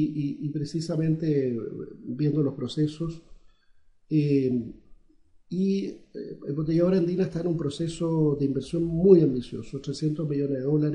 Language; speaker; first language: Spanish; native; Spanish